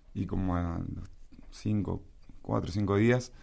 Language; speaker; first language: Spanish; native; Spanish